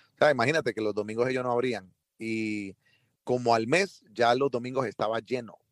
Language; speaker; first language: Spanish; early bilingual, heritage; Spanish